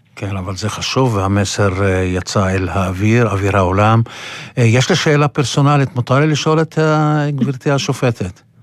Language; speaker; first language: Hebrew; non-native, local second language; Arabic